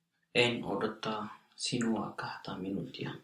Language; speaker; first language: Finnish; non-native, learner; English